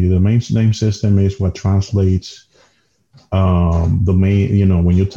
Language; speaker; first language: English; non-native, fluent; Spanish